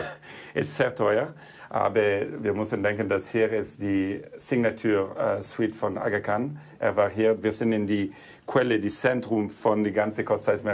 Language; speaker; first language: German; non-native, learner; Italian